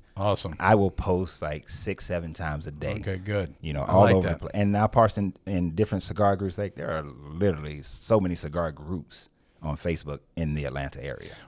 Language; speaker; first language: English; native; English